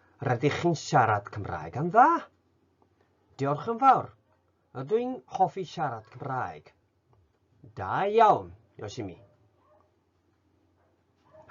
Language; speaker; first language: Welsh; non-native, fluent; Japanese